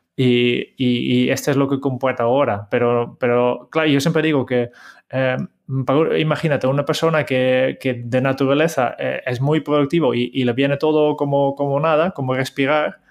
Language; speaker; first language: Spanish; non-native, fluent; Dutch